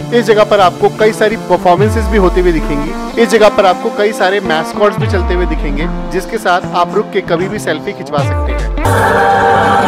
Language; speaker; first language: Hindi; native; Hindi